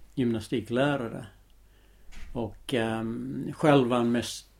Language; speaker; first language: Swedish; non-native, fluent; English